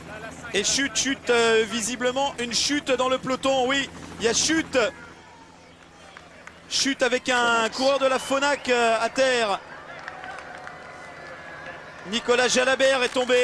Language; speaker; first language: French; native; French